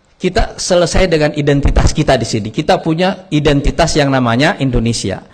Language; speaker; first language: Indonesian; non-native, local second language; Buginese